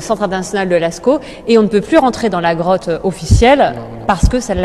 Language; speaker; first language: French; native; French